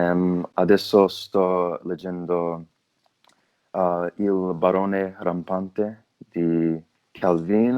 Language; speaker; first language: Italian; non-native, learner; English